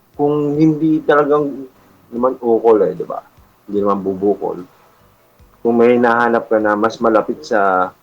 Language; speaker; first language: Filipino; native; Filipino